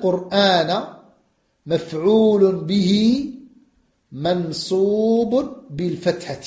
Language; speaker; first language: Arabic; non-native, fluent; French